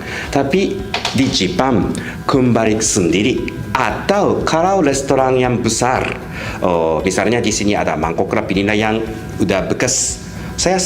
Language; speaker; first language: Indonesian; non-native, fluent; Japanese